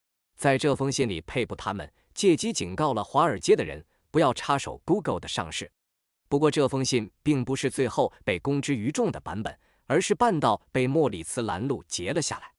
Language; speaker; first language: Chinese; native; Chinese